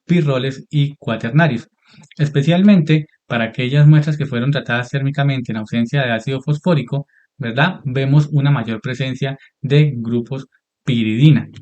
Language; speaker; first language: Spanish; native; Spanish